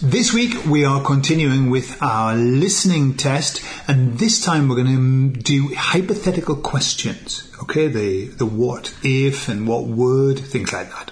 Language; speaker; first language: English; native; English